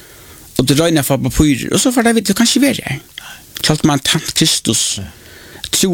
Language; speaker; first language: Norwegian; non-native, learner; Faroese